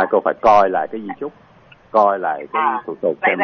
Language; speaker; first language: Vietnamese; native; Vietnamese